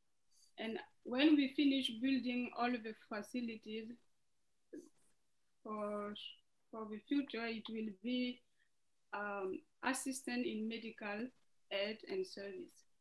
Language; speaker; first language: English; non-native, fluent; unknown